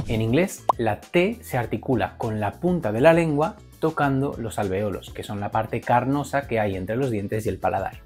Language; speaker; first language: Spanish; native; Spanish